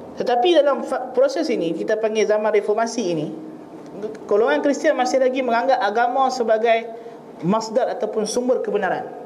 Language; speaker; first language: Malay; native; Malay